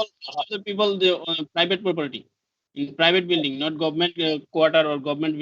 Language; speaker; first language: English; non-native, learner; Bangla